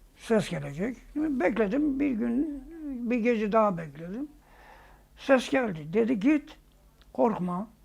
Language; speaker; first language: Turkish; non-native, local second language; Zaza